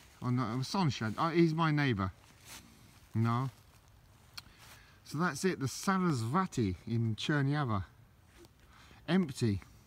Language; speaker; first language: English; native; English